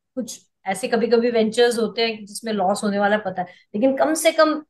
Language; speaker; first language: Hindi; non-native, local second language; Marathi